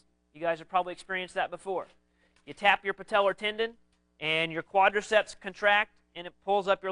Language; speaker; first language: English; native; English